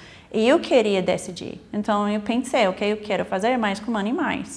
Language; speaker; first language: Portuguese; non-native, fluent; English